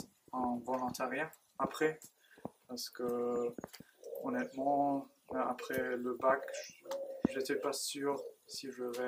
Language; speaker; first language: French; non-native, learner; German